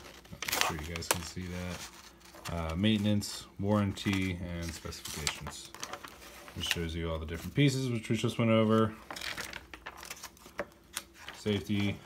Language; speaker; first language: English; native; English